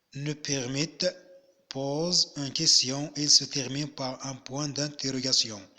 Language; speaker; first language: French; non-native, local second language; Arabic